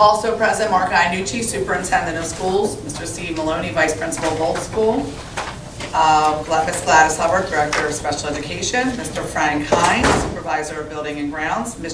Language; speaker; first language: English; native; English